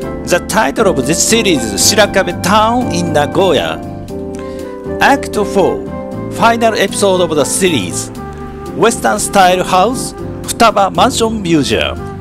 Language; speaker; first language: English; non-native, learner; Japanese